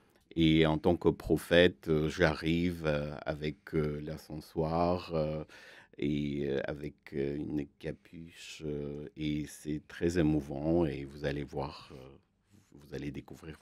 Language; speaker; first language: French; non-native, fluent; Armenian